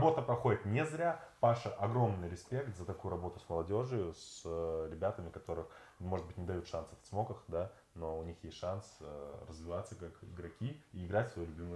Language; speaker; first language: Russian; native; Russian